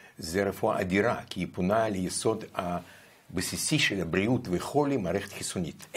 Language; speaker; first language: Hebrew; non-native, fluent; Russian